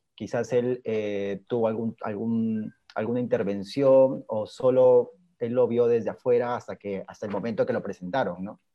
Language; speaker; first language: Spanish; native; Spanish